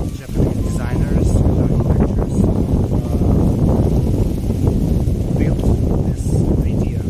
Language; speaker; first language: English; non-native, fluent; Russian